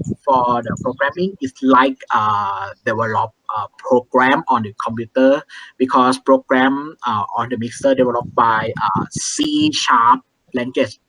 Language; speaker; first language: English; non-native, learner; Thai